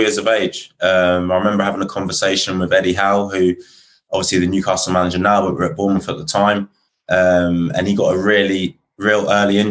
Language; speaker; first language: English; native; English